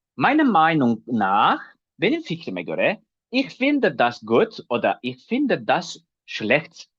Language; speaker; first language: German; non-native, fluent; Turkish